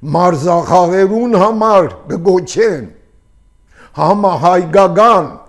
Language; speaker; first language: Armenian; early bilingual, heritage; Armenian